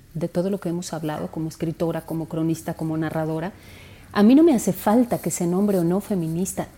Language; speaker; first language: Spanish; native; Spanish